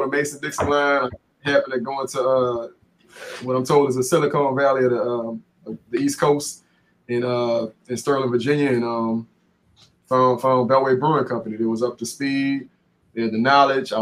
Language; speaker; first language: English; native; English